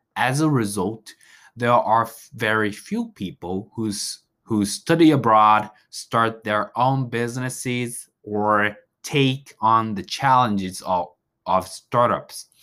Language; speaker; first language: English; non-native, fluent; Japanese